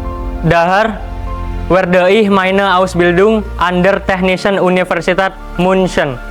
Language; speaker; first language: German; non-native, learner; Indonesian